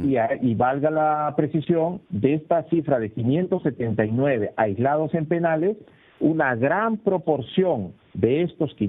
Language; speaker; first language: Spanish; native; Spanish